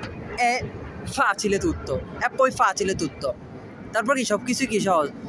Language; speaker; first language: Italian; non-native, learner; Bangla